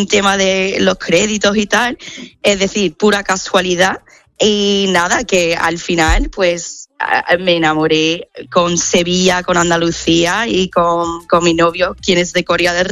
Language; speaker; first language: Spanish; non-native, fluent; English